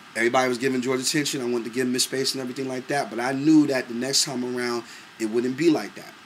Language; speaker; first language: English; native; English